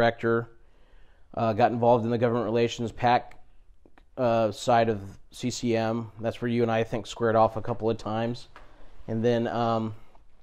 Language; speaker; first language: English; native; English